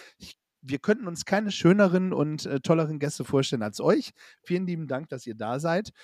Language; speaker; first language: German; native; German